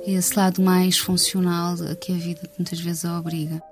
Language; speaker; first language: Portuguese; native; Portuguese